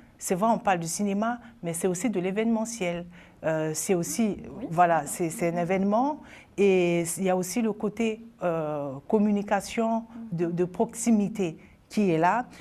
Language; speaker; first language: French; non-native, local second language; Sango